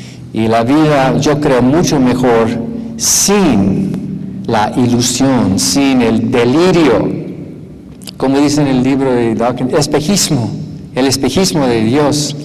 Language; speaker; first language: Spanish; non-native, fluent; English